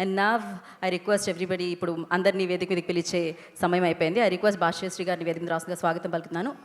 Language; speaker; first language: Telugu; native; Telugu